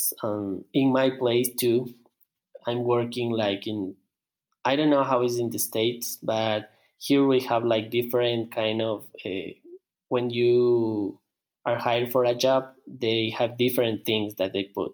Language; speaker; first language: English; non-native, learner; Spanish